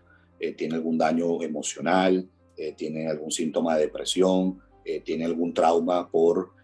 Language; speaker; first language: Spanish; native; Spanish